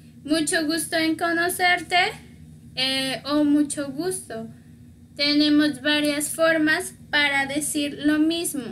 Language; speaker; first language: Spanish; native; Spanish